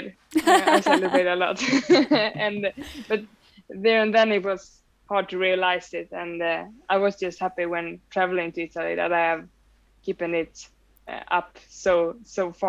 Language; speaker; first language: English; non-native, fluent; Swedish